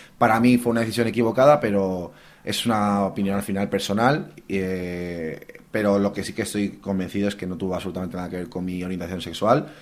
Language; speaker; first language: Spanish; native; Spanish